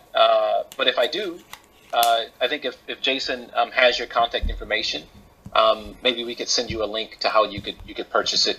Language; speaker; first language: English; native; English